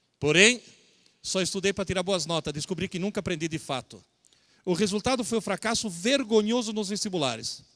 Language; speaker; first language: Portuguese; early bilingual, other home language; Italian